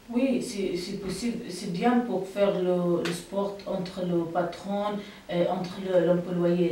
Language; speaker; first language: French; non-native, learner; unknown